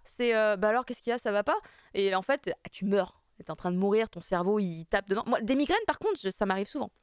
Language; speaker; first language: French; native; French